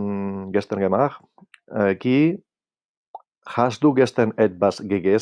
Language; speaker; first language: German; non-native, fluent; Catalan